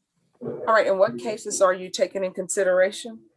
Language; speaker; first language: English; native; English